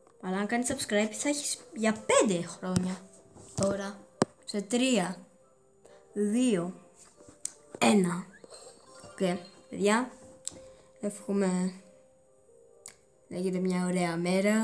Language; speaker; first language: Greek; early bilingual, heritage; Greek